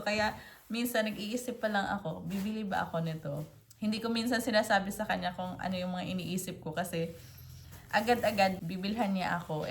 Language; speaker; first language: Filipino; non-native, local second language; Hiligaynon